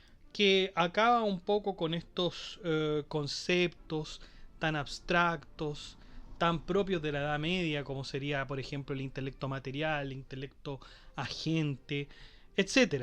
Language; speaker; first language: Spanish; native; Spanish